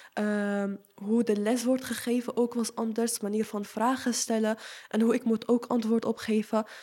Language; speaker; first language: Dutch; non-native, fluent; Arabic